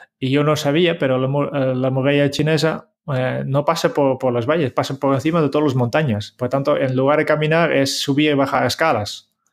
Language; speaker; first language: Spanish; non-native, fluent; Dutch